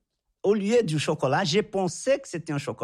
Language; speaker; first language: French; non-native, fluent; Portuguese